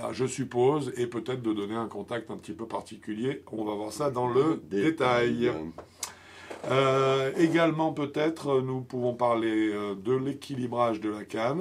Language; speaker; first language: French; native; French